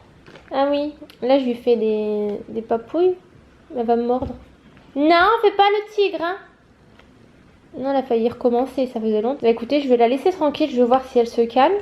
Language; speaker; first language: French; native; French